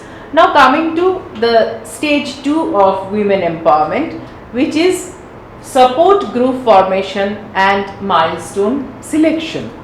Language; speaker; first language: English; non-native, local second language; Bangla